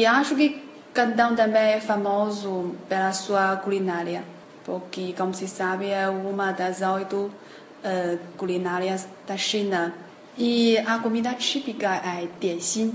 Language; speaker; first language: Portuguese; non-native, fluent; Chinese